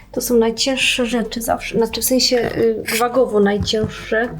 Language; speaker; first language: Polish; native; Polish